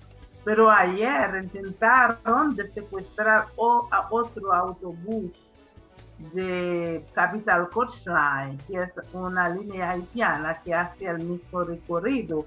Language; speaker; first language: Spanish; non-native, fluent; Haitian Creole